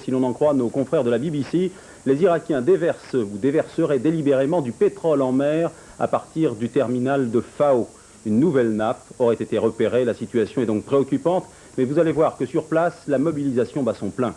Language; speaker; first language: French; native; French